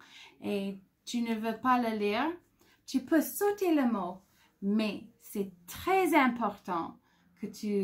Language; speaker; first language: French; non-native, fluent; English